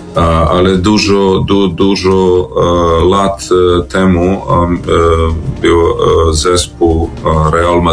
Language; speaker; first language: Polish; non-native, learner; Serbian